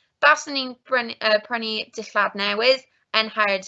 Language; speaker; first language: Welsh; non-native, local second language; English